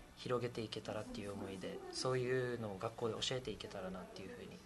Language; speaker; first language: Japanese; early bilingual, other home language; English